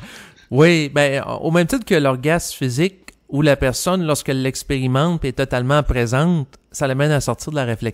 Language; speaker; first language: French; native; French